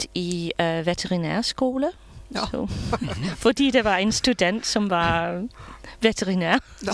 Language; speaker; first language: Danish; non-native, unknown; English